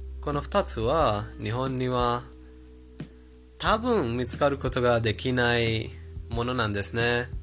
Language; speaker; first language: Japanese; non-native, learner; Persian